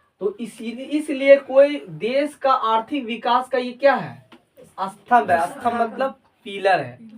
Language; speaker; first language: Hindi; native; Hindi